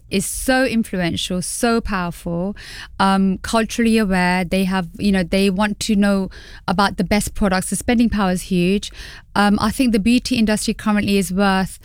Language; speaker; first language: English; native; English